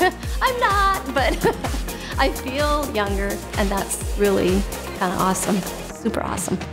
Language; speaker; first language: English; native; English